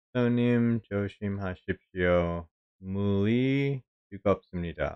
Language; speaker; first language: Korean; non-native, learner; English